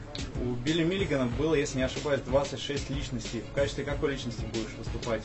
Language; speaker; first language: Russian; native; Russian